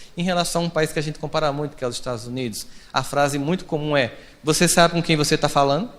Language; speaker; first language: Portuguese; native; Portuguese